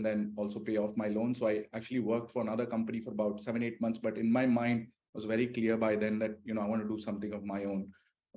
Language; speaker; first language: English; non-native, local second language; Hindi